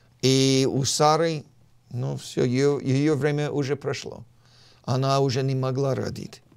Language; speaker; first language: Russian; non-native, fluent; English